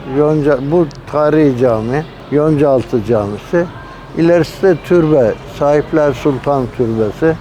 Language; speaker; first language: Turkish; native; Turkish